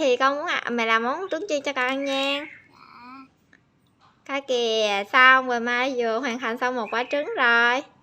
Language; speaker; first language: Vietnamese; native; Vietnamese